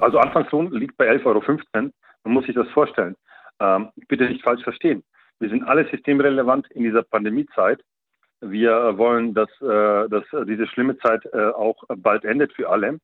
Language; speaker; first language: German; native; German